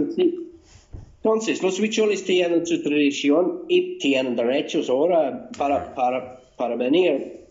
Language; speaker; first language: Spanish; non-native, learner; English